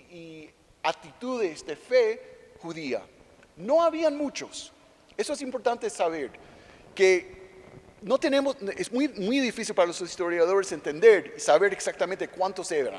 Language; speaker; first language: Spanish; non-native, fluent; English